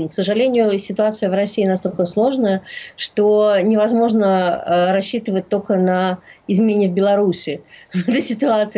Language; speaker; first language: Russian; native; Russian